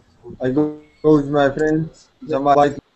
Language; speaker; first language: English; non-native, learner; Arabic